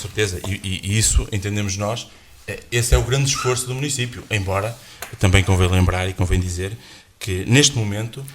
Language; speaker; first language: Portuguese; native; Portuguese